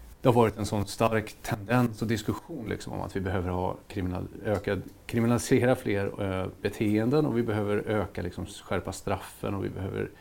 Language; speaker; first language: Swedish; native; Swedish